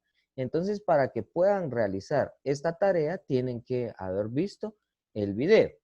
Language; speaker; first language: Spanish; native; Spanish